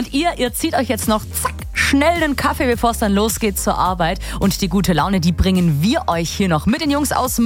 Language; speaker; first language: German; native; German